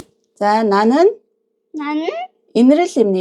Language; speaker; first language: Korean; non-native, fluent; Mongolian